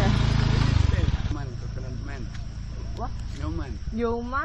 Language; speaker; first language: English; non-native, learner; Indonesian